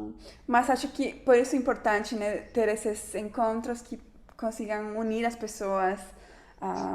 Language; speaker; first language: Portuguese; non-native, fluent; Spanish